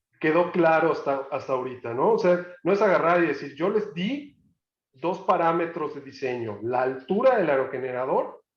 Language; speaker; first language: Spanish; native; Spanish